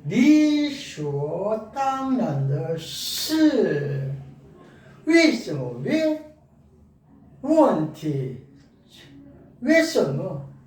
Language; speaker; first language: Chinese; non-native, learner; Korean